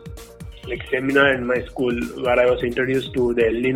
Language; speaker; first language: English; non-native, local second language; Tamil